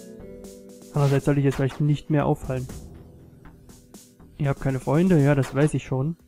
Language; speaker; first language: German; native; German